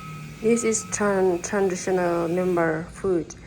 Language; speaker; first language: English; non-native, learner; Burmese